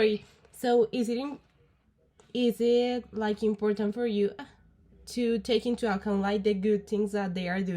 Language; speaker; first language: English; non-native, learner; Spanish